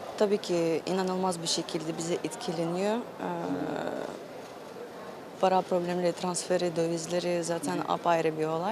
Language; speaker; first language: Turkish; non-native, fluent; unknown